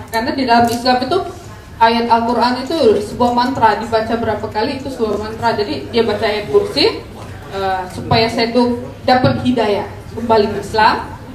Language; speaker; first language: Indonesian; native; Indonesian